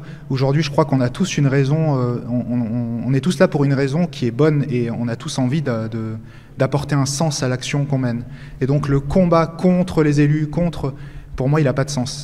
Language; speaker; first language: French; native; French